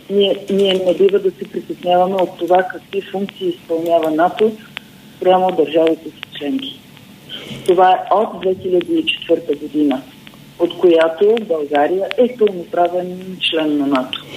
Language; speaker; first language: Bulgarian; native; Bulgarian